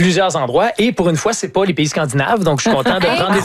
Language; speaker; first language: French; native; French